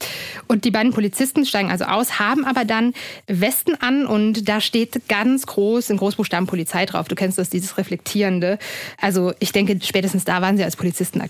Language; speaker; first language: German; native; German